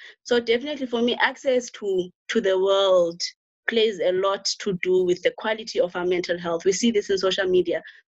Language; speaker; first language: English; non-native, local second language; Xhosa